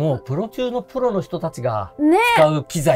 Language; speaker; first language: Japanese; native; Japanese